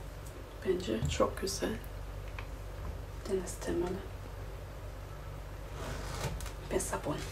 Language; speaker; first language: Turkish; non-native, fluent; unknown